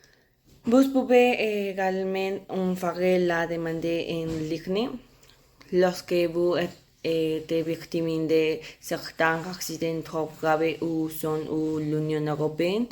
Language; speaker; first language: French; non-native, learner; Spanish